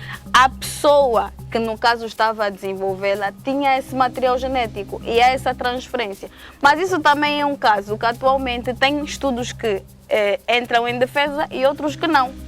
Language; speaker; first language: Portuguese; native; Portuguese